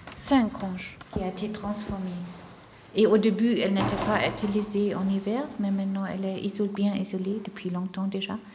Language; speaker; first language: French; non-native, fluent; German